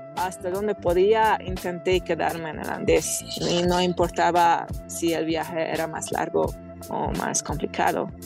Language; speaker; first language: Spanish; non-native, fluent; Hungarian